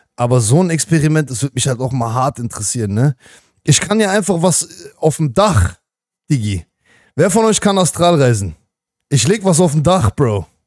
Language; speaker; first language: German; native; German